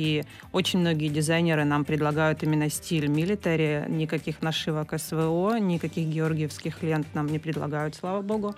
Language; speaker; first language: Russian; native; Russian